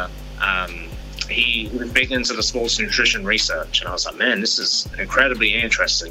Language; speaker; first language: English; native; English